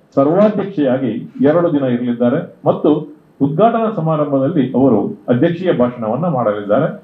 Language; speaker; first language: Kannada; non-native, local second language; Konkani